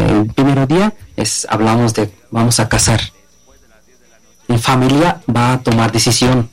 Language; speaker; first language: Spanish; non-native, learner; Bangla